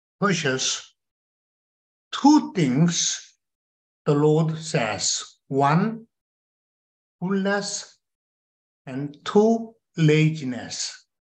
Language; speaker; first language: English; non-native, learner; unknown